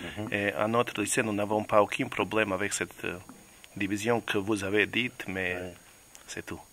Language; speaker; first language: French; non-native, learner; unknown